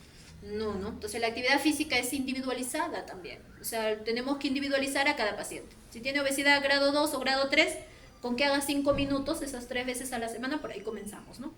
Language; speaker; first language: Spanish; native; Spanish